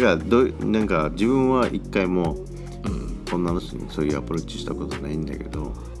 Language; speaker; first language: Japanese; native; Japanese